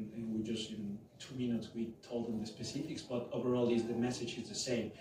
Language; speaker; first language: English; non-native, fluent; Spanish